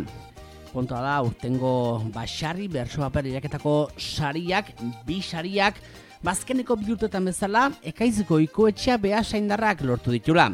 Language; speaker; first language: Basque; native; Basque